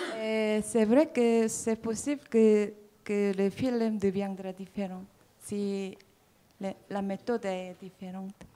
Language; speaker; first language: French; non-native, fluent; Korean